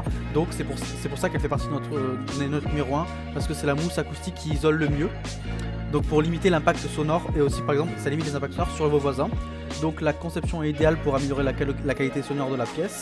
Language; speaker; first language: French; native; French